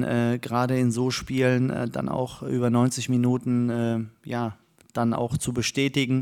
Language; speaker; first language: German; native; German